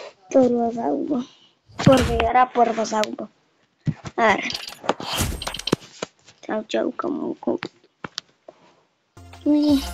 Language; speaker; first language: Bulgarian; native; Bulgarian